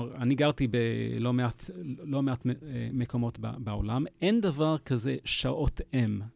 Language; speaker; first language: Hebrew; non-native, fluent; English